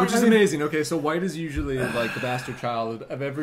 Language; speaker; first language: English; native; English